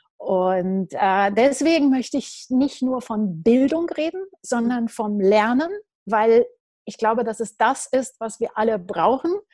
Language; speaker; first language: German; non-native, fluent; Romanian